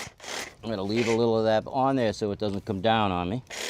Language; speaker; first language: English; native; English